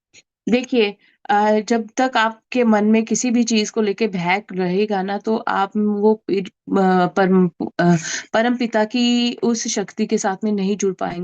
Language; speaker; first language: Hindi; native; Hindi